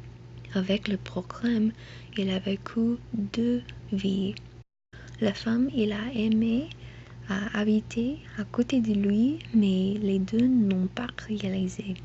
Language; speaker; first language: French; non-native, learner; English